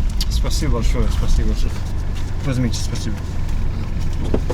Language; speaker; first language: Russian; non-native, learner; English